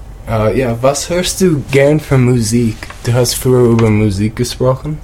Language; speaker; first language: German; non-native, learner; English